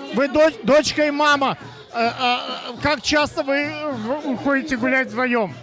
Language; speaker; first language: Russian; native; Russian